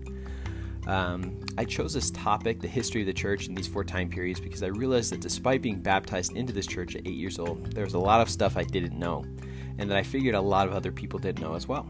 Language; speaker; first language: English; native; English